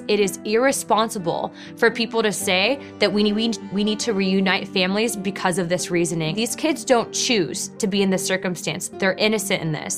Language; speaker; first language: English; native; English